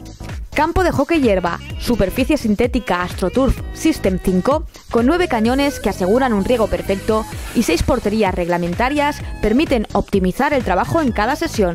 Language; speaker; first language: Spanish; native; Spanish